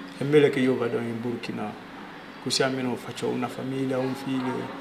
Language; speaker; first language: Italian; non-native, learner; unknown